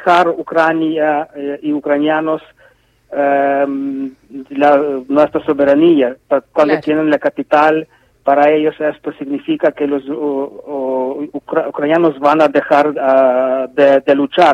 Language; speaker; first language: Spanish; non-native, fluent; Ukrainian